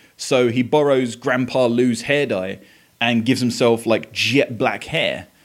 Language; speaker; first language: English; native; English